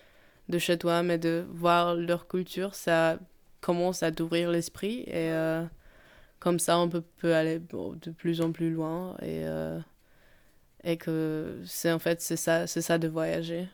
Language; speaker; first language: French; non-native, fluent; Polish